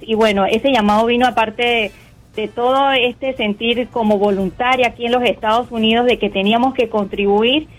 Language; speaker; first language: Spanish; native; Spanish